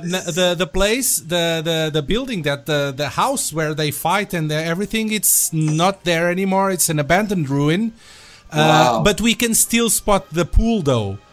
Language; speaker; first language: English; non-native, fluent; Portuguese